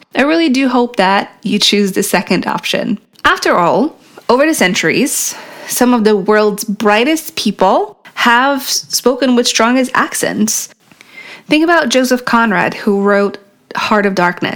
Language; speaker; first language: English; non-native, fluent; Polish